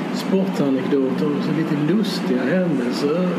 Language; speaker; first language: Swedish; native; Swedish